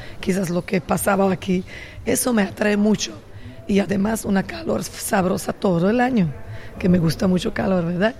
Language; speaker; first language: Spanish; non-native, fluent; Slovak